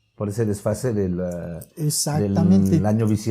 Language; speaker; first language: Spanish; native; Spanish